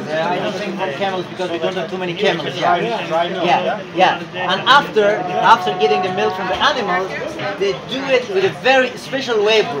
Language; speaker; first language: English; non-native, fluent; Persian